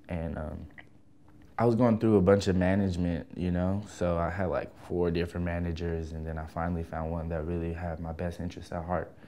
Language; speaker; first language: English; native; English